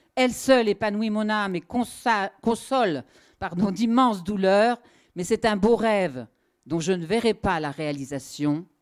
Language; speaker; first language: French; native; French